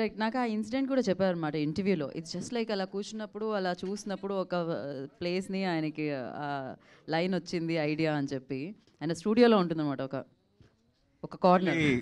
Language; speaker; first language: Telugu; native; Telugu